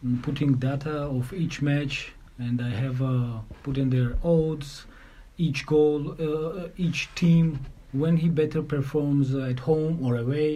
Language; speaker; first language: English; non-native, learner; Georgian